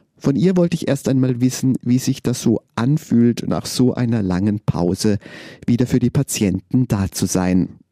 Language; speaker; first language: German; native; German